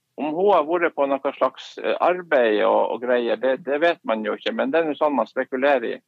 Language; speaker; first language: Norwegian; native; Norwegian